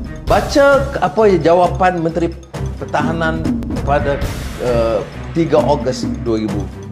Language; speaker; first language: Malay; native; Malay